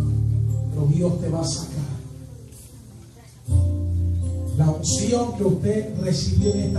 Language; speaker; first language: Spanish; native; Spanish